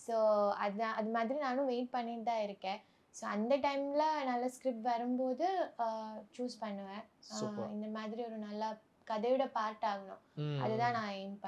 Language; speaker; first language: Tamil; non-native, local second language; Malayalam